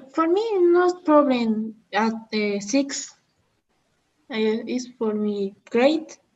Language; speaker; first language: English; non-native, learner; Spanish